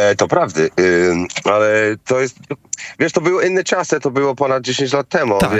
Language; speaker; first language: Polish; non-native, fluent; English